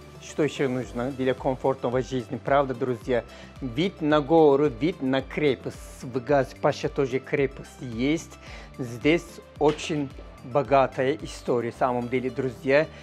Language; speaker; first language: Russian; non-native, learner; Turkish